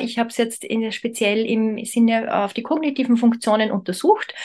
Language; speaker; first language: German; native; German